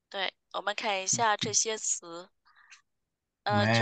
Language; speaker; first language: Chinese; non-native, fluent; Vietnamese